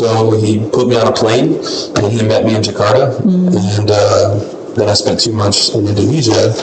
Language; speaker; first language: English; non-native, fluent; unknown